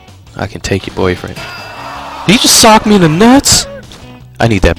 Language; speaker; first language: English; native; English